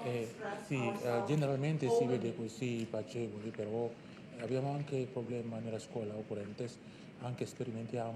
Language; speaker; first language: Italian; non-native, fluent; Indonesian